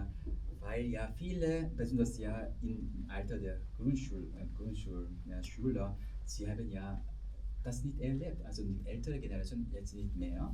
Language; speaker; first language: German; non-native, fluent; Korean